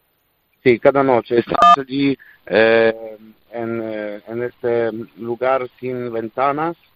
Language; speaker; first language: Spanish; non-native, fluent; Polish